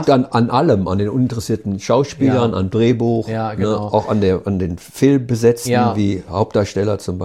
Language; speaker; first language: German; native; German